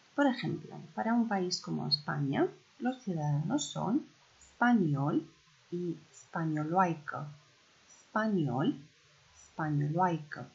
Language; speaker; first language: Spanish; non-native, fluent; Romanian